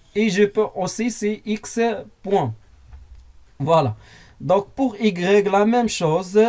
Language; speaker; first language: French; non-native, local second language; Arabic